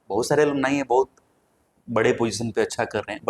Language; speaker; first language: Hindi; native; Hindi